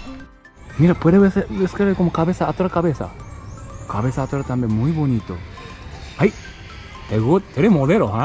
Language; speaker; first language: Spanish; non-native, learner; Japanese